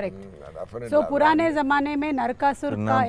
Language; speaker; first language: Telugu; native; Telugu